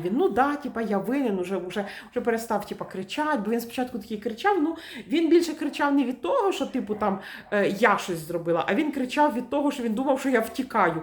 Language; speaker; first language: Ukrainian; native; Ukrainian